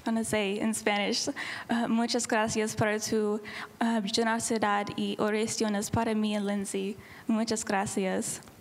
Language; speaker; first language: Spanish; non-native, learner; English